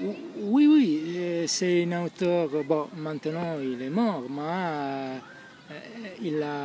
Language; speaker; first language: French; non-native, fluent; Italian